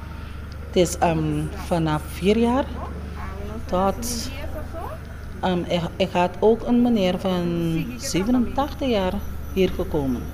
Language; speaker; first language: Dutch; non-native, local second language; Papiamento